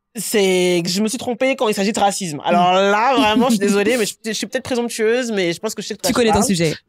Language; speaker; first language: French; native; French